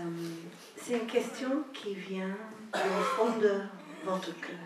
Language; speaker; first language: French; non-native, fluent; English